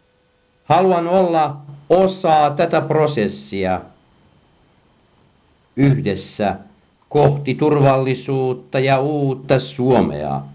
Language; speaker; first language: Finnish; non-native, fluent; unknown